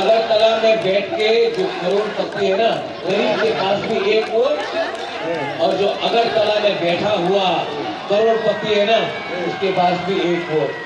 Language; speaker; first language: Hindi; non-native, local second language; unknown